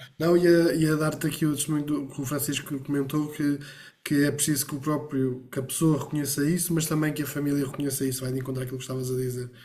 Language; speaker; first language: Portuguese; native; Portuguese